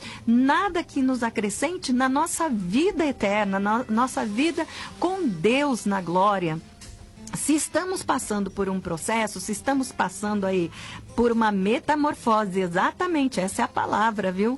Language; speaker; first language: Portuguese; native; Portuguese